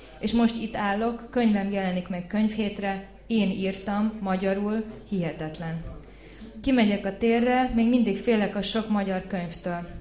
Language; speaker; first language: Hungarian; early bilingual, heritage; Hungarian